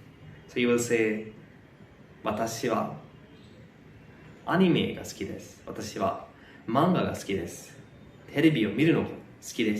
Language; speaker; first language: Japanese; non-native, fluent; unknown